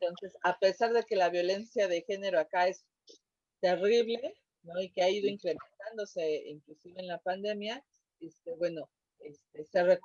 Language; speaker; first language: Spanish; native; Spanish